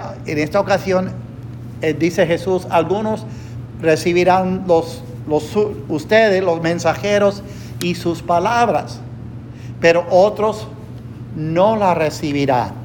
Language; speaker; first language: Spanish; non-native, fluent; English